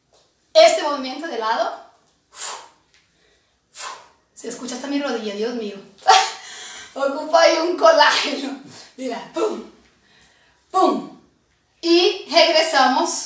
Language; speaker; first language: Spanish; non-native, fluent; Portuguese